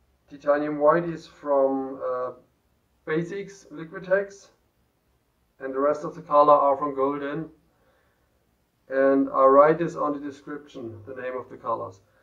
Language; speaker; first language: English; non-native, learner; German